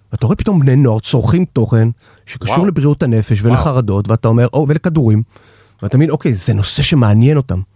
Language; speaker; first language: Hebrew; native; Hebrew